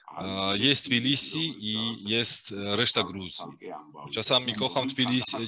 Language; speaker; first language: Polish; non-native, fluent; Georgian